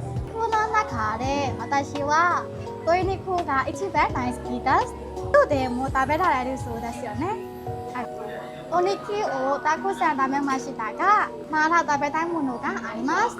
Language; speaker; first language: Japanese; non-native, learner; Burmese